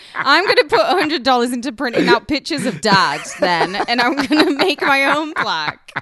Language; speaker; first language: English; native; English